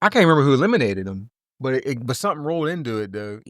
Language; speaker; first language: English; native; English